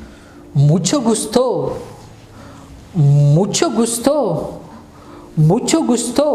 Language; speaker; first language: Spanish; non-native, fluent; Malayalam